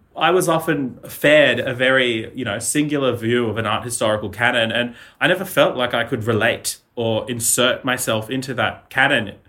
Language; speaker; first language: English; native; English